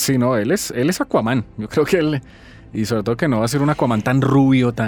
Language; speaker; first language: Spanish; native; Spanish